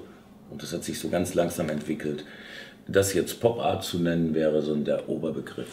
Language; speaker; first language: German; native; German